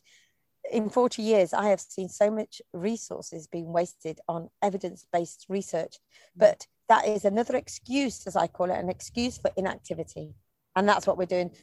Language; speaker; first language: English; native; English